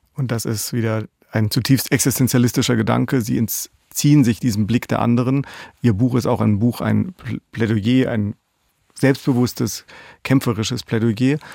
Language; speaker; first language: German; native; German